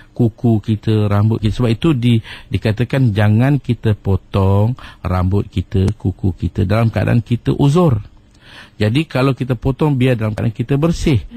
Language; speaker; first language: Malay; native; Malay